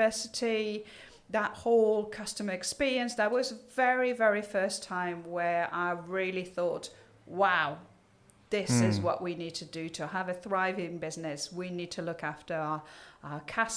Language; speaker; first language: English; non-native, fluent; French